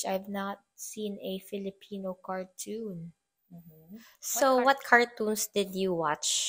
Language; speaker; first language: English; non-native, local second language; Filipino